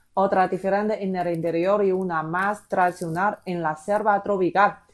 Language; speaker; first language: Spanish; non-native, fluent; Chinese